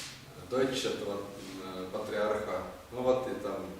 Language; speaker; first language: Russian; non-native, learner; Estonian